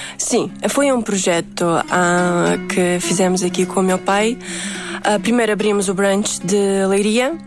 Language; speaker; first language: Portuguese; early bilingual, other home language; Uzbek